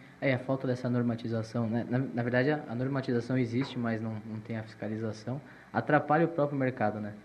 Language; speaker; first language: Portuguese; native; Portuguese